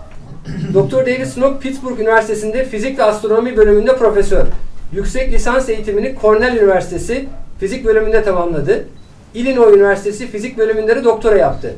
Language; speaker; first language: Turkish; native; Turkish